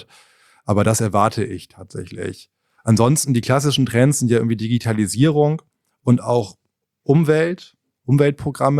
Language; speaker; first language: German; native; German